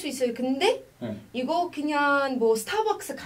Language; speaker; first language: Korean; non-native, fluent; Arabic